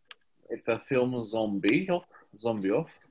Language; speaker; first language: Russian; non-native, learner; English